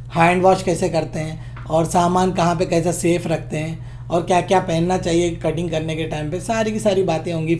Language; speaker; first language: Hindi; non-native, local second language; Urdu